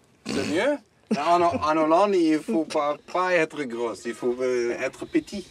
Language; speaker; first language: French; non-native, learner; Dutch